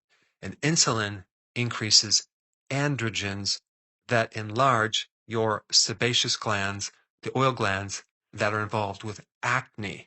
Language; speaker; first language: English; native; English